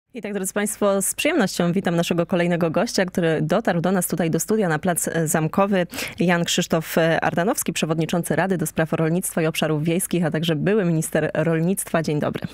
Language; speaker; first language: Polish; native; Polish